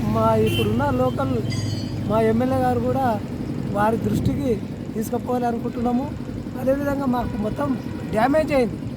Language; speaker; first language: Telugu; native; Telugu